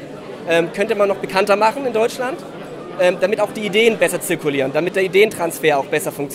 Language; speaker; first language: German; native; German